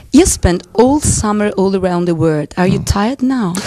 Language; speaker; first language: English; non-native, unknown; Italian